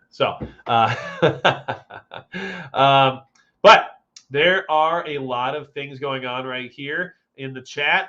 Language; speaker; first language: English; native; English